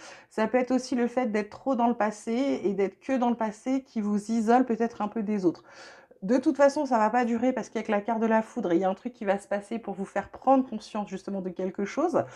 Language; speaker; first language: French; native; French